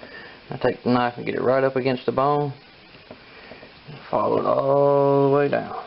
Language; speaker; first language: English; native; English